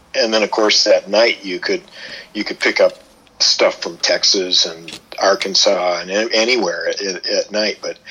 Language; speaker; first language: English; native; English